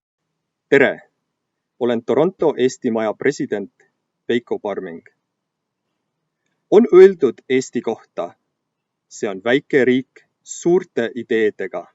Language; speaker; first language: Estonian; early bilingual, heritage; Estonian